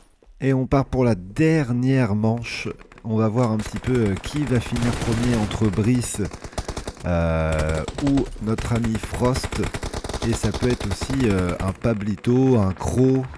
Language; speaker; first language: French; native; French